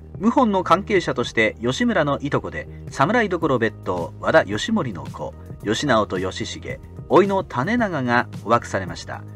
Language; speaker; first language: Japanese; native; Japanese